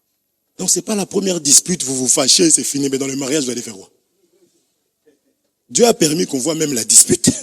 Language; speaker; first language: French; non-native, local second language; Lingala